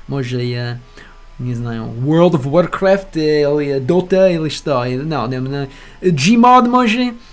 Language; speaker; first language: Russian; non-native, learner; English